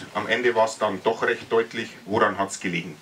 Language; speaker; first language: German; native; German